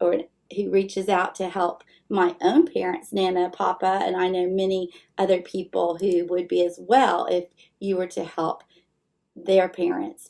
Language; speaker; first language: English; native; English